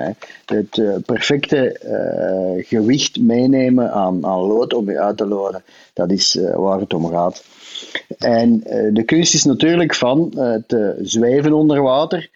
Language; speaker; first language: Dutch; native; Dutch